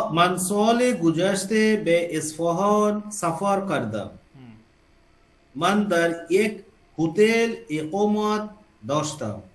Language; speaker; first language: Persian; non-native, learner; Bangla